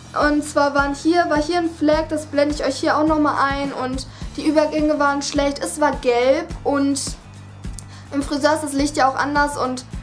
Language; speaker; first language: German; early bilingual, other home language; Vietnamese